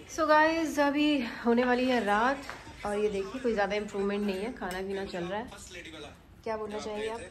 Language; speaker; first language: Hindi; native; Hindi